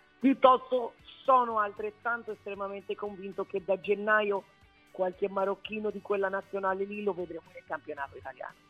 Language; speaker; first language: Italian; early bilingual, other home language; Arabic